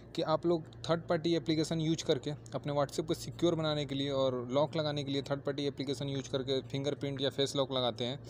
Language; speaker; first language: Hindi; native; Hindi